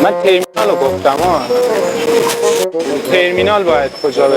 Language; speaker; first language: Persian; native; Persian